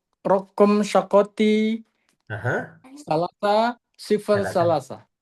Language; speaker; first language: Arabic; non-native, learner; Indonesian